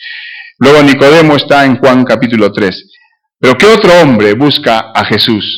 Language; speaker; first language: Spanish; native; Spanish